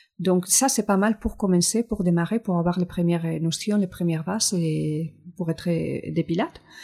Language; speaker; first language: French; non-native, fluent; Spanish